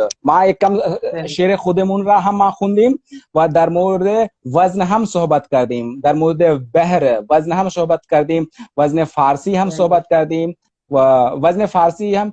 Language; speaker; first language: Persian; non-native, learner; Hindi